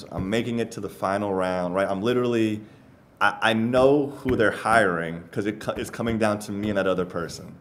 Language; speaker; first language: English; native; English